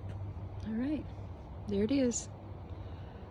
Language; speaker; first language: English; native; English